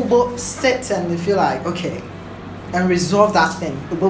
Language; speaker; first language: English; non-native, local second language; Akan